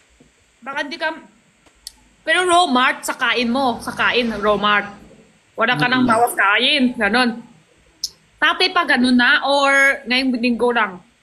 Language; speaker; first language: Filipino; non-native, learner; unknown